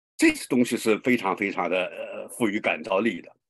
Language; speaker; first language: Chinese; native; Chinese